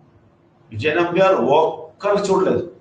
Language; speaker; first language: Telugu; non-native, fluent; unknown